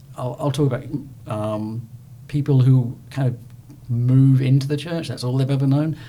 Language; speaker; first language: English; native; English